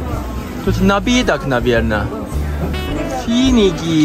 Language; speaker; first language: Russian; non-native, learner; Chinese